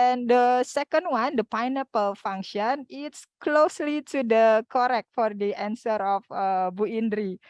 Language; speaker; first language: English; non-native, fluent; Indonesian